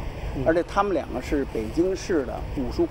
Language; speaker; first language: Chinese; native; Chinese